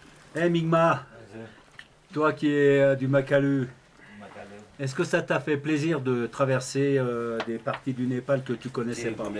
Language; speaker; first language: French; native; French